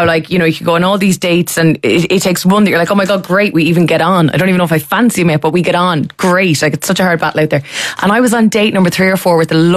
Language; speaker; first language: English; native; English